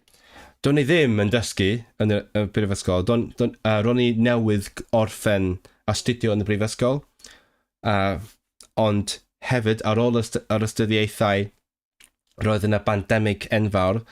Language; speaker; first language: Welsh; non-native, fluent; Cantonese